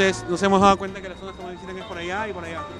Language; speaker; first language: Spanish; native; Spanish